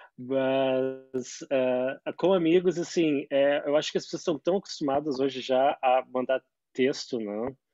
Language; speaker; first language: Portuguese; native; Portuguese